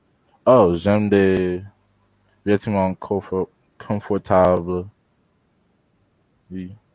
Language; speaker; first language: French; non-native, learner; English